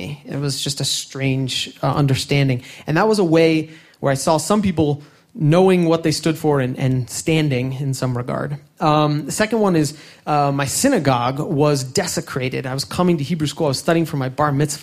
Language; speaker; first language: English; native; English